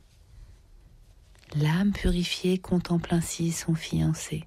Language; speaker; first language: French; native; French